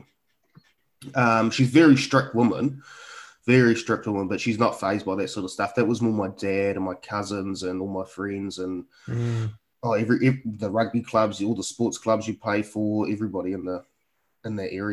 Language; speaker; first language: English; native; English